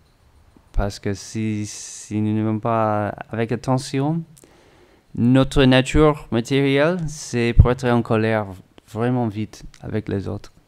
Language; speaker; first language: French; non-native, learner; English